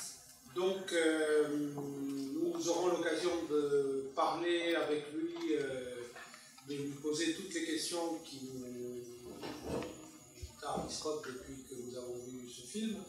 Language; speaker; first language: French; native; French